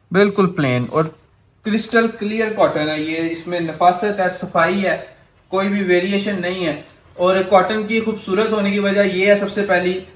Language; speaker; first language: Urdu; non-native, local second language; Punjabi